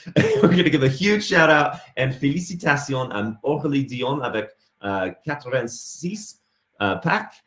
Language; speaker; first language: English; native; English